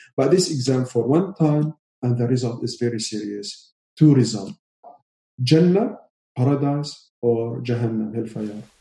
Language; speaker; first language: English; non-native, learner; Arabic